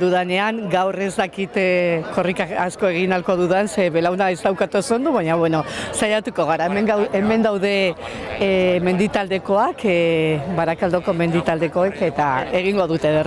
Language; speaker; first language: Basque; non-native, local second language; Spanish